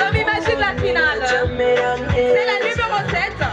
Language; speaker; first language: French; non-native, local second language; Rundi